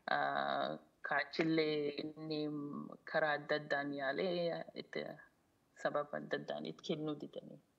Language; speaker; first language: Oromo; early bilingual, heritage; Oromo